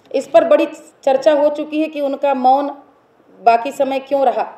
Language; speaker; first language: Hindi; native; Hindi